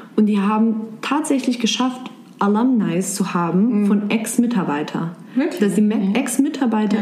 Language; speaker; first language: German; non-native, fluent; Serbian